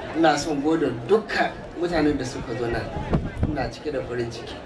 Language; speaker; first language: Hausa; native; Hausa